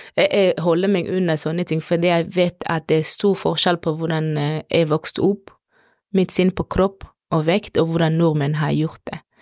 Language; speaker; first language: Norwegian; non-native, fluent; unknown